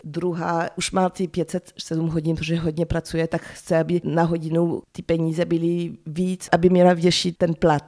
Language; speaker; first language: Czech; early bilingual, heritage; French